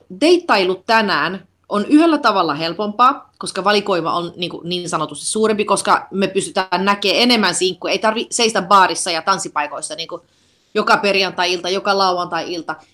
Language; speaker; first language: Finnish; early bilingual, heritage; Finnish